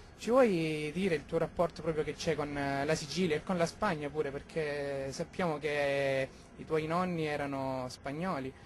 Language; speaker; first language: Italian; native; Italian